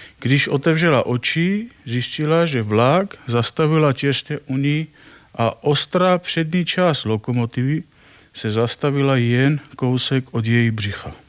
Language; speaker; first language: Czech; non-native, fluent; Armenian